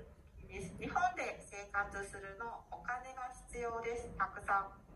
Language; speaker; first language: Japanese; non-native, learner; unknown